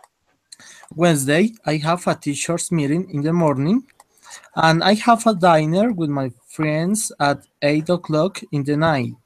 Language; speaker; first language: English; non-native, learner; Spanish